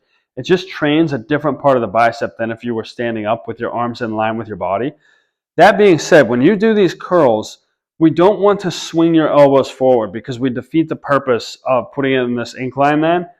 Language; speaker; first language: English; native; English